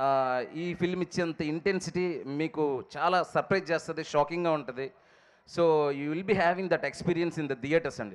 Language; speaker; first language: Telugu; native; Telugu